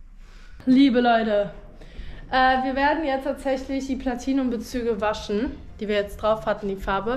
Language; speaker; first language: German; native; German